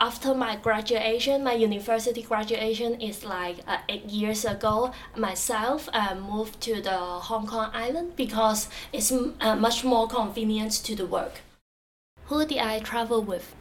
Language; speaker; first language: English; non-native, local second language; Cantonese